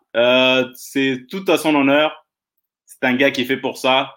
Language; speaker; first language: French; native; French